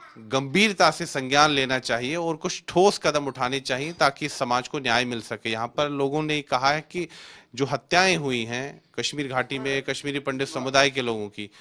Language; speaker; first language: Hindi; native; Hindi